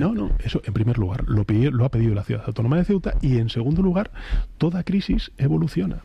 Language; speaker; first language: Spanish; native; Spanish